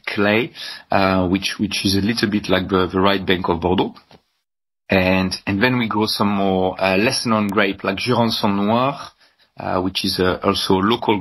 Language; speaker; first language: English; non-native, fluent; French